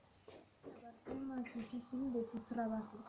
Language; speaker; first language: Spanish; non-native, learner; French